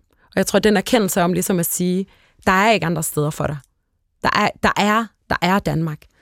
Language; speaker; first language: Danish; early bilingual, other home language; Arabic